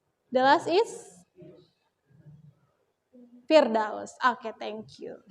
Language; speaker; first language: English; non-native, learner; Indonesian